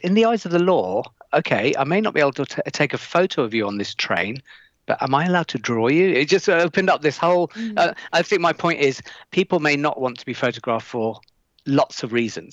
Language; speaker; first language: English; native; English